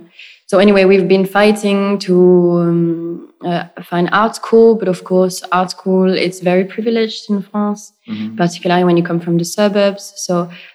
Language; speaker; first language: English; non-native, fluent; French